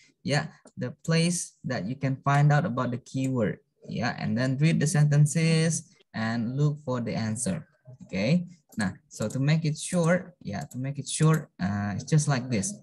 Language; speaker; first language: English; non-native, fluent; Indonesian